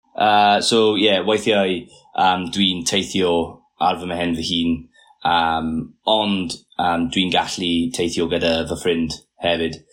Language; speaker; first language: Welsh; non-native, local second language; English